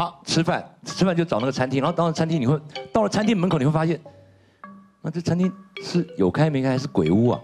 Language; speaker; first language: Chinese; native; Chinese